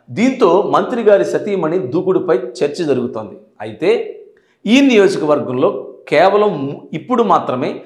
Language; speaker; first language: Telugu; native; Telugu